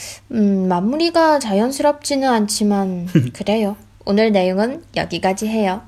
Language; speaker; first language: Korean; non-native, fluent; Chinese